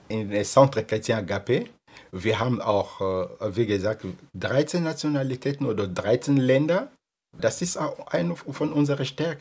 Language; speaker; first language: German; non-native, fluent; Lingala